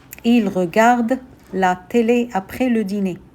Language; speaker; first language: French; non-native, fluent; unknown